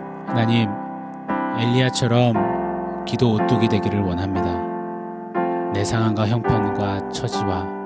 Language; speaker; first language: Korean; native; Korean